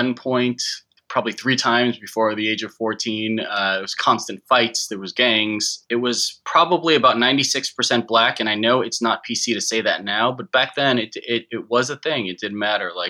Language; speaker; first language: English; early bilingual, other home language; Japanese